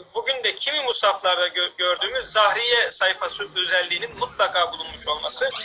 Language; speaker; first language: Turkish; native; Turkish